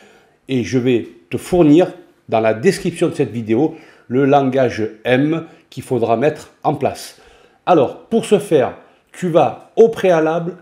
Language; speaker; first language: French; native; French